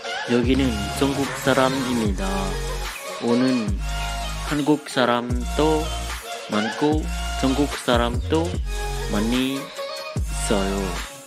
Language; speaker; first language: Korean; non-native, learner; Hmong